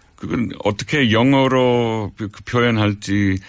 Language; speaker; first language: Korean; non-native, fluent; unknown